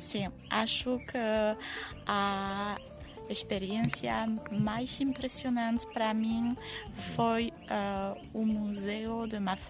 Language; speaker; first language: Portuguese; non-native, fluent; French